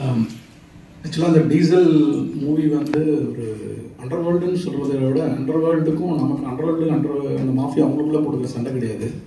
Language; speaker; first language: Tamil; native; Tamil